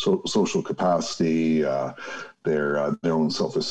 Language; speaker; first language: English; native; English